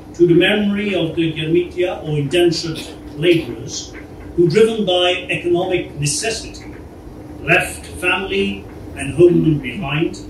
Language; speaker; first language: English; non-native, local second language; Morisyen